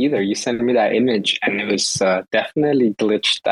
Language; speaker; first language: English; native; English